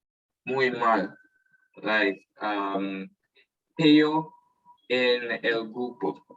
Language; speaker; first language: Spanish; non-native, learner; English